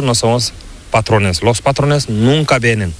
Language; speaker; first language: Spanish; non-native, local second language; Fula